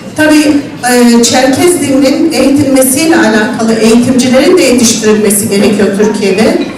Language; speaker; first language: Turkish; non-native, local second language; Adyghe